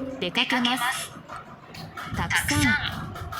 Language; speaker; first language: Japanese; non-native, learner; Tamil